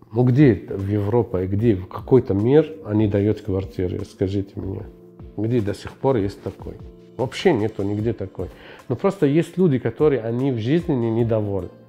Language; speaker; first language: Russian; non-native, fluent; Arabic